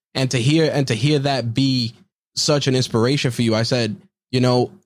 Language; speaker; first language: English; early bilingual, other home language; Spanish